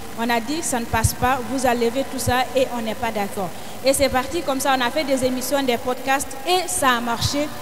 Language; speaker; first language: French; non-native, local second language; Fula